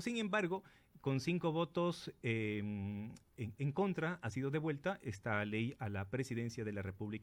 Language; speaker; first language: Spanish; native; Spanish